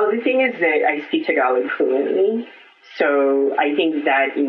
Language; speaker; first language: English; non-native, local second language; Filipino